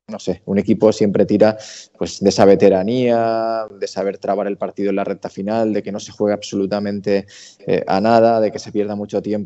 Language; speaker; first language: Spanish; native; Spanish